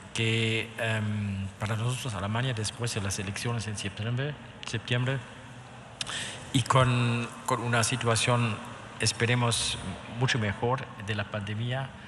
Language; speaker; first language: Spanish; non-native, fluent; German